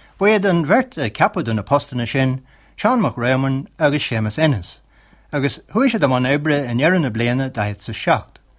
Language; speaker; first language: Irish; native; Irish